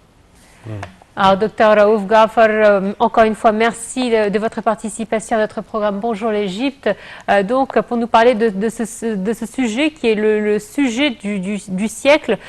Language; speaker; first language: French; non-native, fluent; Arabic